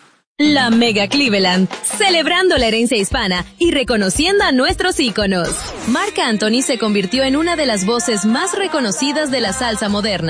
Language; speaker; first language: Spanish; native; Spanish